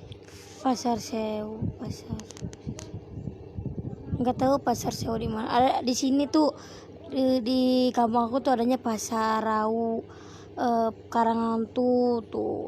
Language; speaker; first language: Indonesian; native; Indonesian